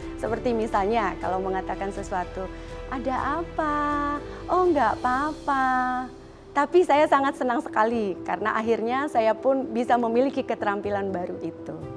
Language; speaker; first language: Indonesian; native; Indonesian